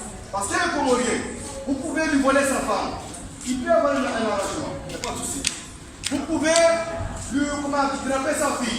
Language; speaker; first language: French; non-native, local second language; Comorian